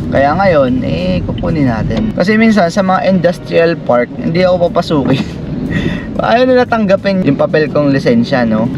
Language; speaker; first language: Filipino; native; Filipino